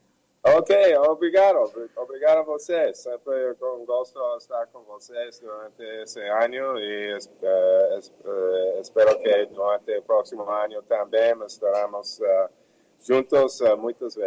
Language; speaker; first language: Portuguese; non-native, fluent; English